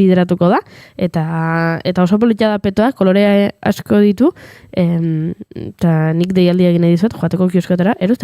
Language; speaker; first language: Basque; native; Basque